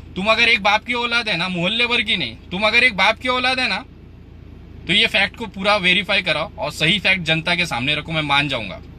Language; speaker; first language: Hindi; native; Hindi